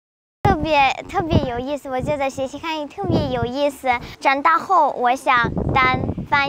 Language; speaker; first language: Chinese; non-native, learner; Russian